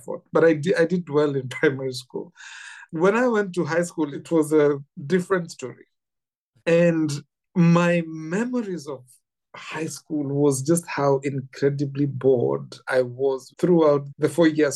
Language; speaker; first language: English; non-native, local second language; Kikuyu